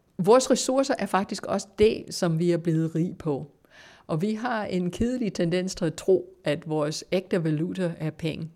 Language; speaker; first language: Danish; non-native, fluent; English